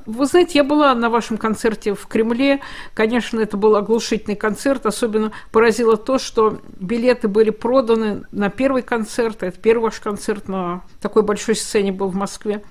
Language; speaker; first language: Russian; native; Russian